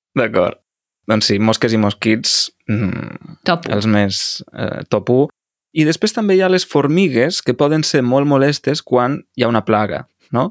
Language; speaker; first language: Catalan; native; Catalan